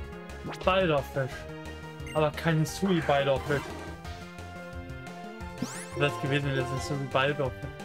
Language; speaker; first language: German; native; German